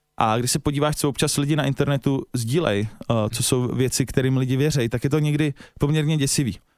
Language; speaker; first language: Czech; native; Czech